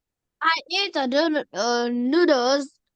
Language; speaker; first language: English; non-native, learner; Vietnamese